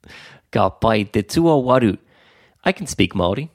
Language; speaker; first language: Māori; non-native, local second language; English